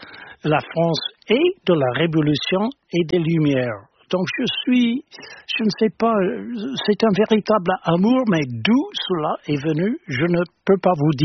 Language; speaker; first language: French; non-native, fluent; English